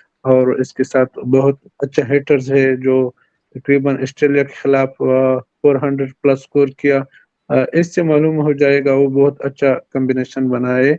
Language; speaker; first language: Hindi; non-native, fluent; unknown